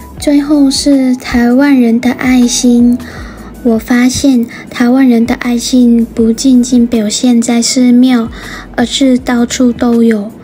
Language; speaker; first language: Chinese; non-native, fluent; Vietnamese